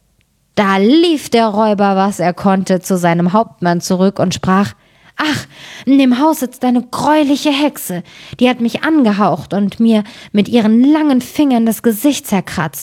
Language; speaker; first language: German; native; German